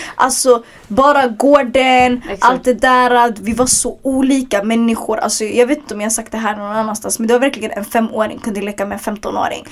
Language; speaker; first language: Swedish; early bilingual, other home language; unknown